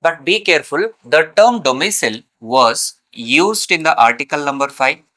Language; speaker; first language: English; non-native, local second language; Kannada